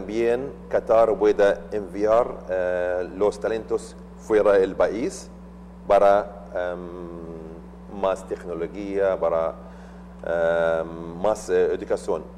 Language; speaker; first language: Spanish; non-native, learner; Arabic